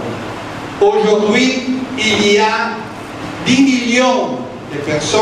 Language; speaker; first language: French; non-native, fluent; Italian